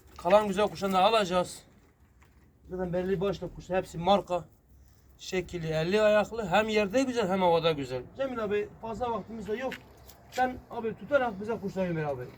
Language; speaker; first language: Turkish; native; Turkish